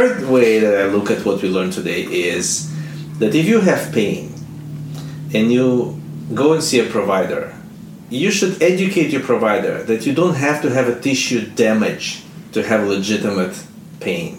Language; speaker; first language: English; non-native, fluent; Russian